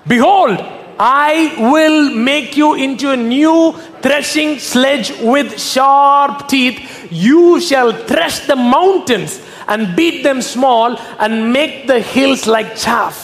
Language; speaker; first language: English; non-native, local second language; Tamil